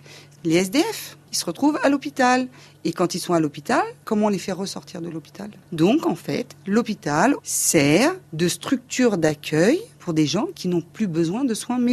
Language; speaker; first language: French; native; French